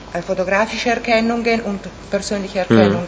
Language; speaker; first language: German; non-native, fluent; Italian